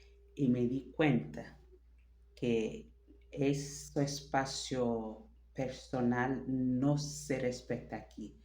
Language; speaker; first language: Spanish; non-native, fluent; French